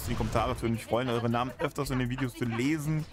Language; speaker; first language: German; native; German